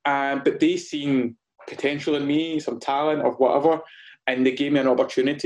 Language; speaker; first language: English; native; English